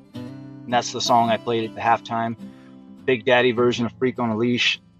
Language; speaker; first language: English; native; English